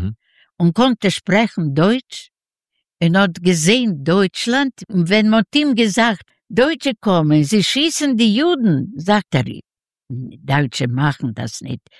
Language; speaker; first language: German; non-native, learner; Russian